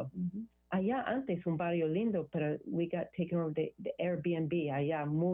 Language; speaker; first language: Spanish; non-native, learner; English